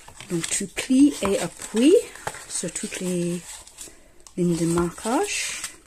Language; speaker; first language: French; non-native, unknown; English